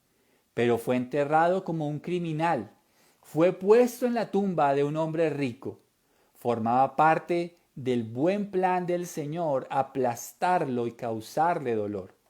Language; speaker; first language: Spanish; native; Spanish